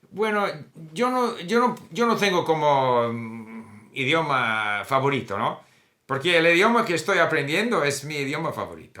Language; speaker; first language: Spanish; non-native, fluent; English